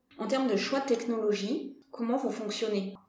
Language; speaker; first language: French; native; French